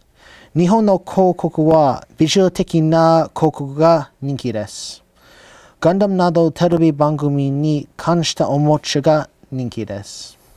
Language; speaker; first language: Japanese; non-native, learner; English